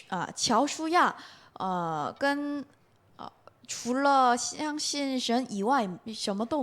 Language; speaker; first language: Chinese; non-native, learner; Korean